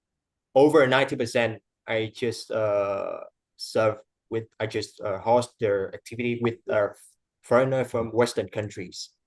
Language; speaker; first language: English; non-native, fluent; Vietnamese